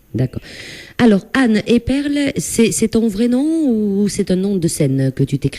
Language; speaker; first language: French; native; French